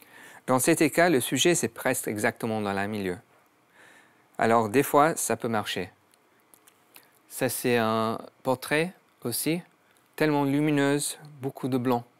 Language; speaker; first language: French; non-native, learner; English